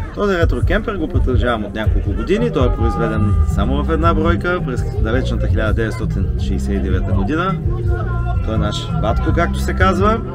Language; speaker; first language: Bulgarian; native; Bulgarian